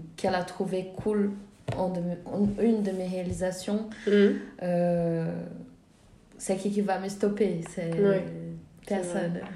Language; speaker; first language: French; non-native, fluent; Portuguese